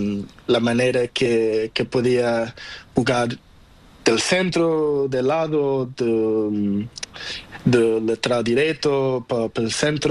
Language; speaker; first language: Spanish; non-native, learner; Portuguese